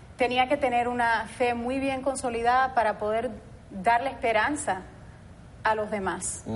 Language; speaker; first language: Spanish; early bilingual, heritage; Spanish